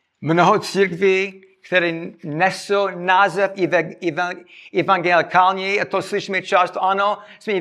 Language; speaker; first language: Czech; non-native, fluent; English